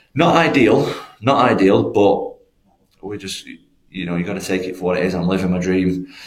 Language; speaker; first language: English; native; English